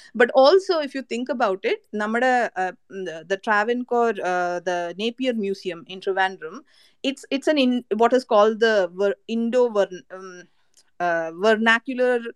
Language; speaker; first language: English; non-native, local second language; Malayalam